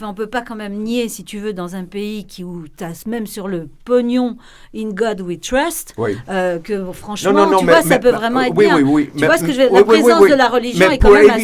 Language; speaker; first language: French; native; French